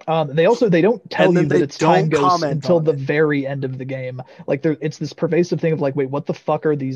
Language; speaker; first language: English; native; English